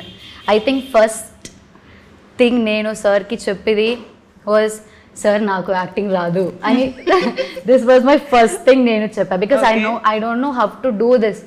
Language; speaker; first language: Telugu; non-native, learner; Malayalam